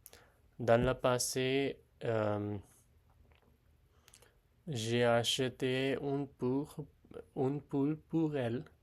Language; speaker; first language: French; non-native, learner; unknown